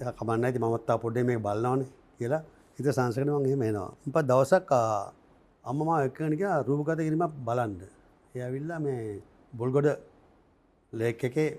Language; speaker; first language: Sinhala; native; Sinhala